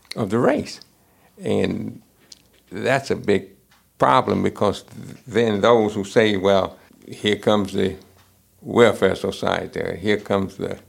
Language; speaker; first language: English; native; English